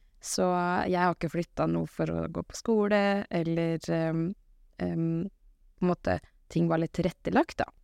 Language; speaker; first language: Norwegian; native; Norwegian